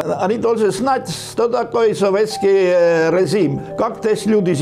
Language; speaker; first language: Russian; non-native, learner; Estonian